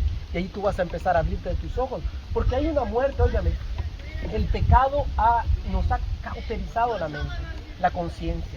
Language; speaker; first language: Spanish; native; Spanish